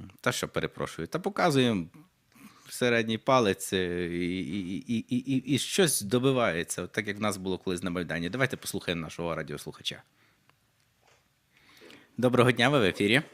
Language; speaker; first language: Ukrainian; native; Ukrainian